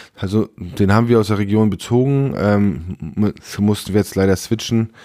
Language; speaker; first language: German; native; German